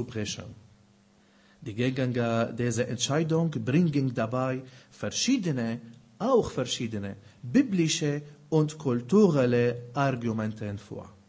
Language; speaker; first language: German; non-native, fluent; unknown